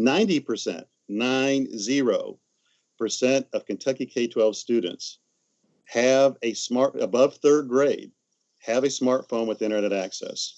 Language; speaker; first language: English; native; English